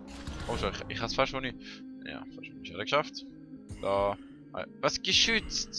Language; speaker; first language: German; native; German